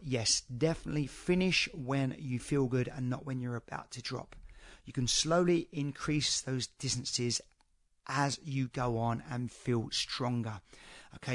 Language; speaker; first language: English; native; English